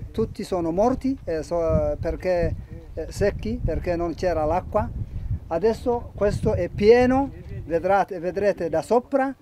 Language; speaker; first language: Italian; non-native, learner; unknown